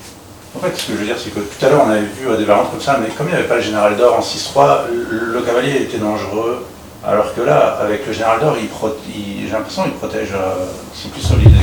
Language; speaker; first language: French; native; French